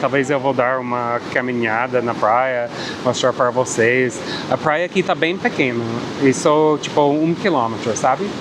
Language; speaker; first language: Portuguese; non-native, fluent; English